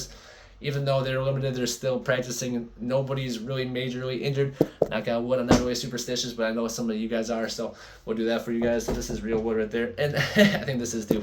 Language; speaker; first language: English; native; English